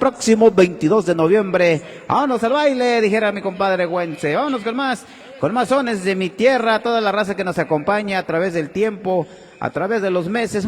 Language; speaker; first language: Spanish; native; Spanish